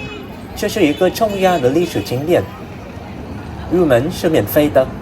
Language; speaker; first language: Chinese; non-native, learner; Vietnamese